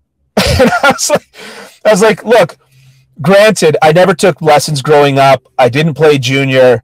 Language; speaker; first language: English; native; English